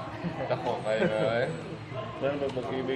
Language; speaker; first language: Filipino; non-native, local second language; Cebuano